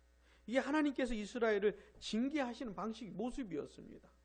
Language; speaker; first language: Korean; native; Korean